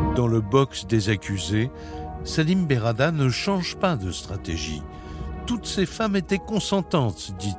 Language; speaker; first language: French; native; French